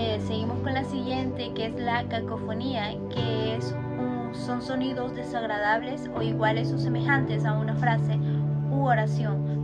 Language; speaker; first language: Spanish; native; Spanish